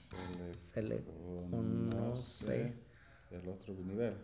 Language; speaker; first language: Spanish; non-native, fluent; English